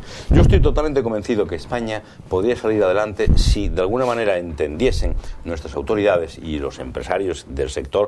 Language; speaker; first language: Spanish; native; Spanish